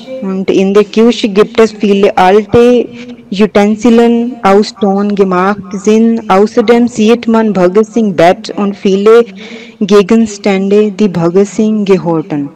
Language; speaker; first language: German; non-native, learner; Punjabi